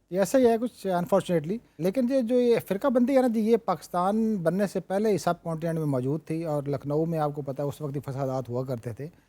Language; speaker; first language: Urdu; non-native, local second language; Punjabi